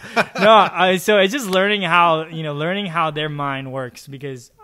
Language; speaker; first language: English; early bilingual, other home language; Chavacano